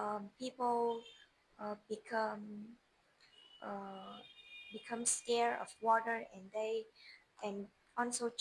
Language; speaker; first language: English; non-native, learner; Vietnamese